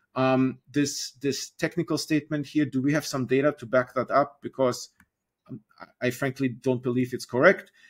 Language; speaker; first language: English; non-native, fluent; German